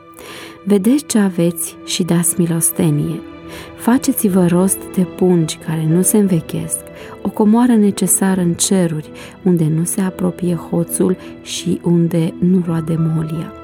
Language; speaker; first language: Romanian; native; Romanian